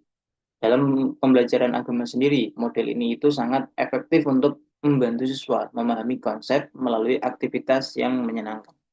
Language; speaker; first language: Indonesian; native; Indonesian